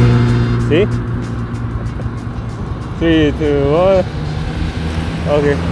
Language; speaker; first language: Spanish; non-native, learner; Korean